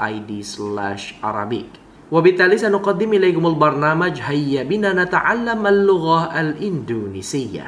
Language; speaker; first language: Arabic; non-native, fluent; Indonesian